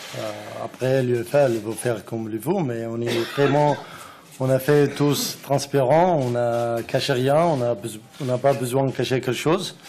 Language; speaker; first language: French; non-native, learner; Arabic